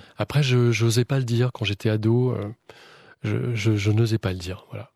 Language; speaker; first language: French; native; French